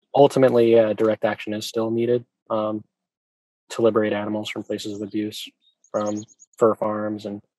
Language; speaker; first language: English; native; English